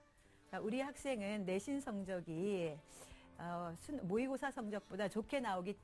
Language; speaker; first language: Korean; native; Korean